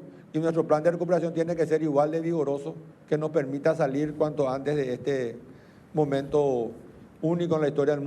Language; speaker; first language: Spanish; native; Spanish